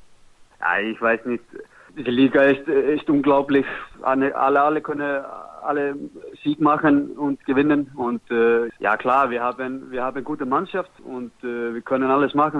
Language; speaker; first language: German; non-native, learner; Icelandic